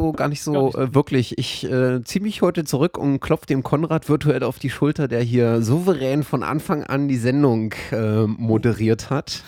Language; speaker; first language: German; native; German